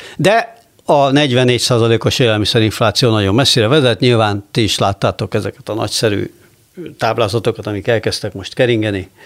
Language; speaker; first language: Hungarian; native; Hungarian